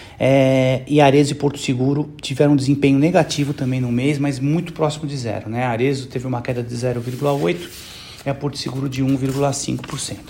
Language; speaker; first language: Portuguese; native; Portuguese